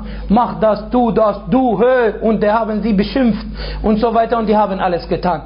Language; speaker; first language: German; non-native, fluent; Arabic